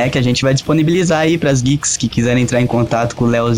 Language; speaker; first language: Portuguese; native; Portuguese